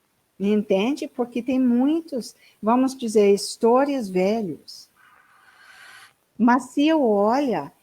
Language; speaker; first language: Portuguese; non-native, learner; English